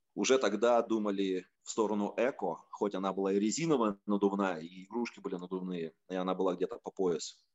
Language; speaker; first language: Russian; native; Russian